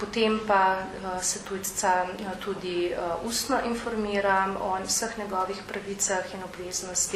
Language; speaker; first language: Slovenian; native; Slovenian